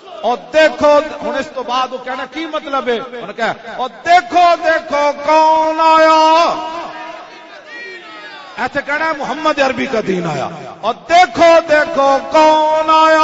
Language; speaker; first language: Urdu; non-native, local second language; Punjabi